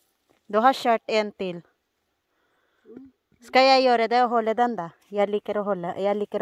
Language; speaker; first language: Norwegian; non-native, learner; Filipino